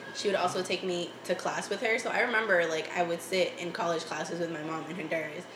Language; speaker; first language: English; early bilingual, other home language; Spanish